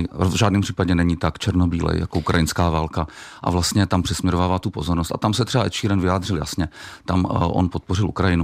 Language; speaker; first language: Czech; native; Czech